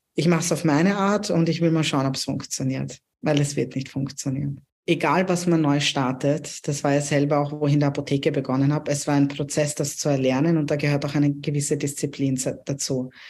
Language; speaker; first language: German; non-native, fluent; Urdu